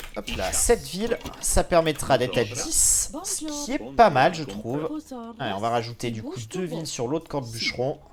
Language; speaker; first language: French; native; French